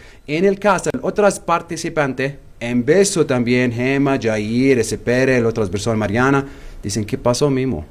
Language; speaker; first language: Spanish; non-native, learner; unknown